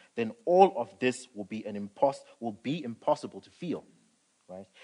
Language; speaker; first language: English; non-native, local second language; Shona